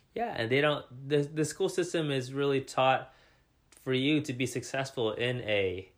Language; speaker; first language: English; native; English